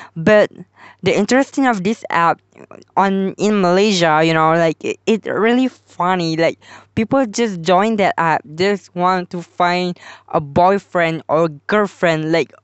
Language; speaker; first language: English; non-native, local second language; Malay